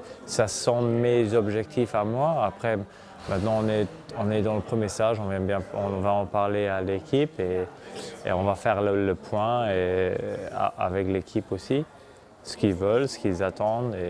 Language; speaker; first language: French; non-native, local second language; Luxembourgish